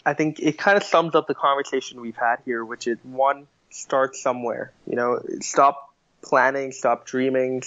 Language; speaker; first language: English; native; English